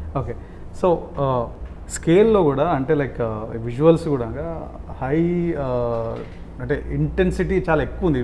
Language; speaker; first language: Telugu; native; Telugu